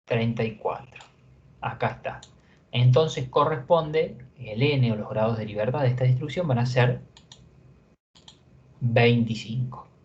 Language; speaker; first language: Spanish; native; Spanish